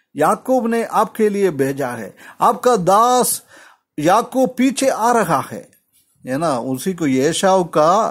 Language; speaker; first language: Hindi; non-native, local second language; Malayalam